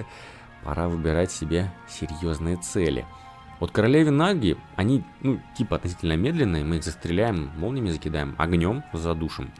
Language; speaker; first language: Russian; native; Russian